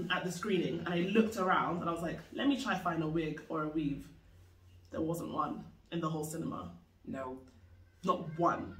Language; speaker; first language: English; native; English